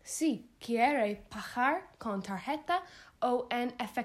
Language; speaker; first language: Spanish; non-native, learner; English